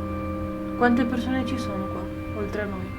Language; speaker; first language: Italian; native; Italian